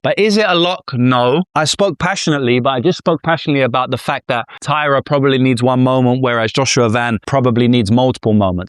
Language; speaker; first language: English; native; English